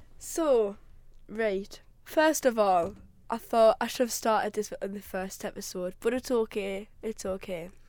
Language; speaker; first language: English; native; English